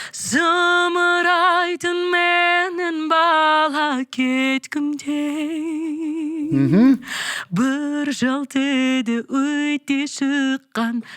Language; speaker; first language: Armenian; native; Armenian